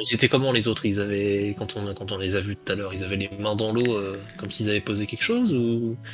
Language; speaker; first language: French; native; French